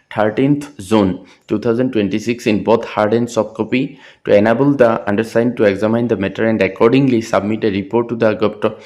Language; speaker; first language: English; non-native, local second language; Assamese